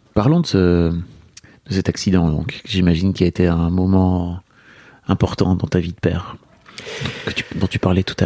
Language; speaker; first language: French; native; French